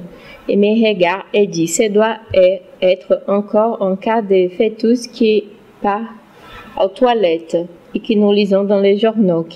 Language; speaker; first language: French; non-native, learner; Portuguese